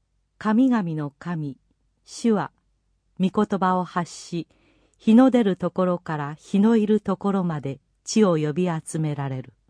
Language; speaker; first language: Japanese; native; Japanese